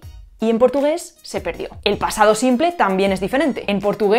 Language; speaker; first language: Spanish; native; Spanish